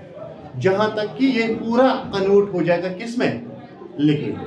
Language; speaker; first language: Hindi; non-native, local second language; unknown